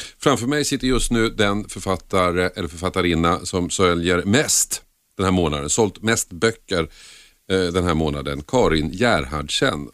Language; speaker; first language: Swedish; native; Swedish